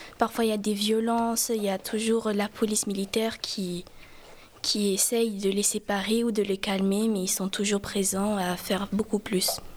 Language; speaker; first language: French; non-native, fluent; Portuguese